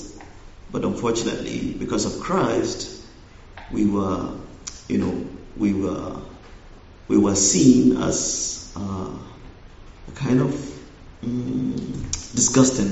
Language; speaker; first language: English; non-native, local second language; Hausa